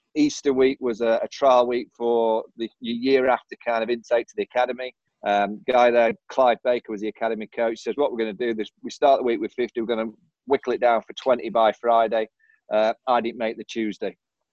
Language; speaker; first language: English; native; English